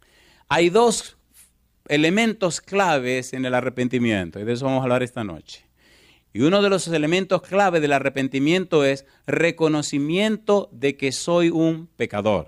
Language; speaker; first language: Spanish; native; Spanish